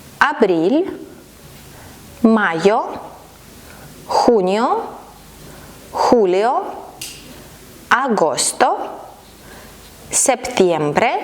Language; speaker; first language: Spanish; non-native, fluent; Ukrainian